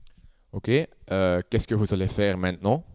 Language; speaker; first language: French; non-native, local second language; Dutch